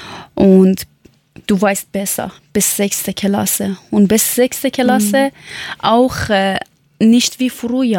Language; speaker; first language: German; non-native, learner; Persian